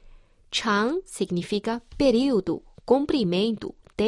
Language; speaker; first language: Portuguese; non-native, fluent; Chinese